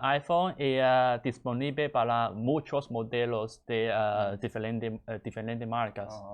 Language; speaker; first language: Spanish; non-native, learner; Chinese